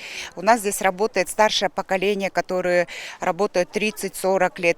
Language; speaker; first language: Russian; non-native, local second language; Kyrgyz